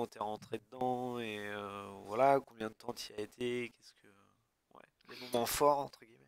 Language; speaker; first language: French; native; French